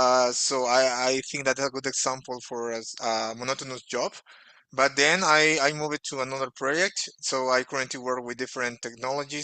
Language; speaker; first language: English; non-native, fluent; Portuguese